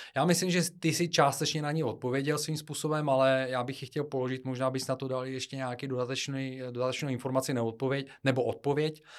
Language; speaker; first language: Czech; non-native, fluent; Bulgarian